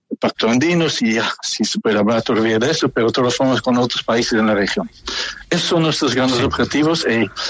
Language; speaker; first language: Spanish; non-native, fluent; Dutch